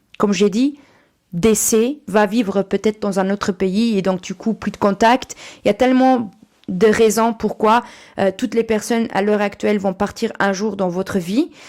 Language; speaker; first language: French; early bilingual, other home language; Portuguese